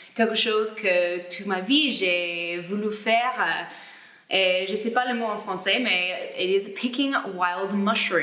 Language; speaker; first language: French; non-native, learner; English